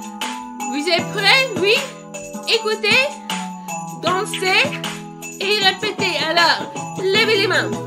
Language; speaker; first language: French; non-native, fluent; English